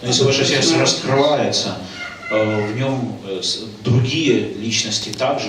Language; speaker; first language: Russian; native; Russian